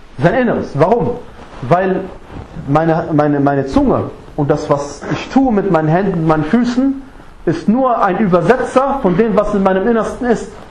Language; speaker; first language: German; non-native, fluent; Arabic